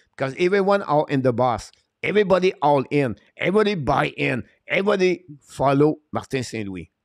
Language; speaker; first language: English; non-native, fluent; French